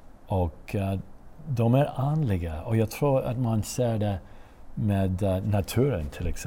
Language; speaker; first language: Swedish; non-native, fluent; English